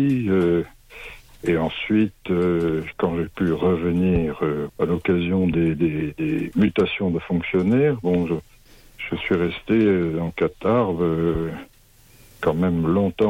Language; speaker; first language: French; native; French